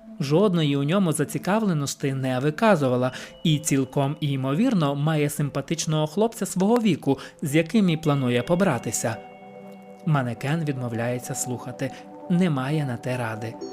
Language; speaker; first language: Ukrainian; native; Ukrainian